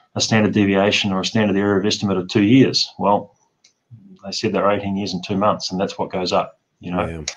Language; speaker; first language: English; native; English